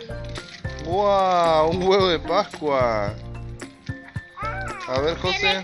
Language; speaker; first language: Spanish; native; Spanish